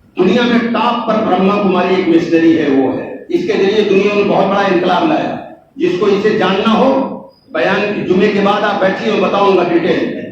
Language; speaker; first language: Urdu; native; Urdu